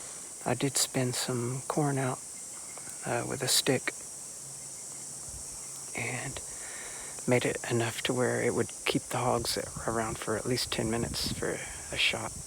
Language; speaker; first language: English; native; English